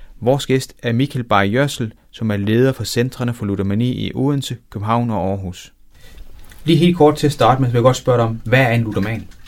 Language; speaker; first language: Danish; native; Danish